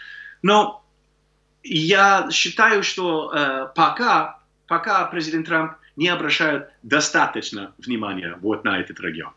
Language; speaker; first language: Russian; non-native, fluent; English